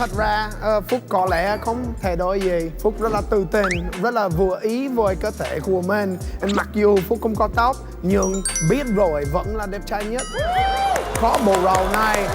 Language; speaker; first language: Vietnamese; non-native, learner; English